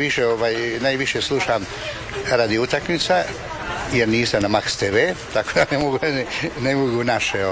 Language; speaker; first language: Serbian; native; Serbian